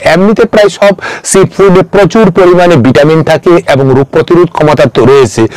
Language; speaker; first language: Bangla; non-native, local second language; Kok Borok